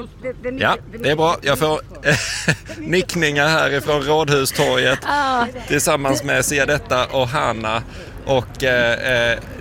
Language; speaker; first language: Swedish; native; Swedish